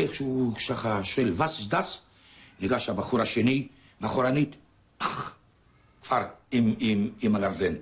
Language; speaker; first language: Hebrew; non-native, fluent; Polish